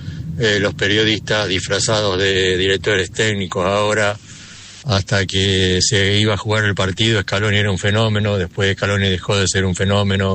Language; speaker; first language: Spanish; native; Spanish